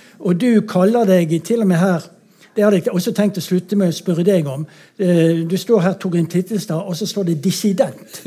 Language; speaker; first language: Norwegian; native; Norwegian